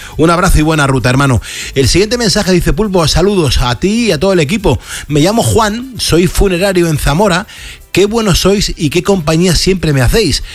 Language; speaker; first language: Spanish; native; Spanish